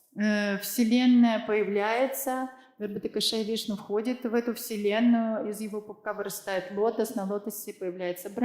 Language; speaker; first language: Russian; native; Russian